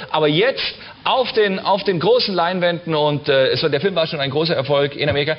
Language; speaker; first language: German; native; German